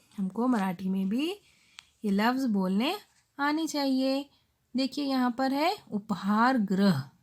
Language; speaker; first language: Hindi; non-native, local second language; Urdu